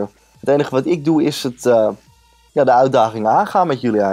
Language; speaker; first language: Dutch; native; Dutch